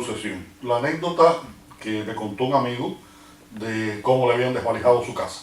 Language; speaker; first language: Spanish; native; Spanish